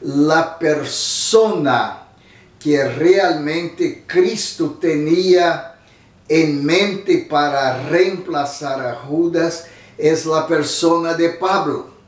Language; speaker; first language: Spanish; non-native, fluent; Portuguese